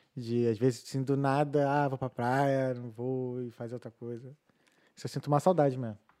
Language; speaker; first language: Portuguese; native; Portuguese